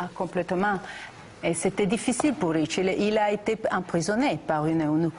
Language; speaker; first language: French; non-native, fluent; Italian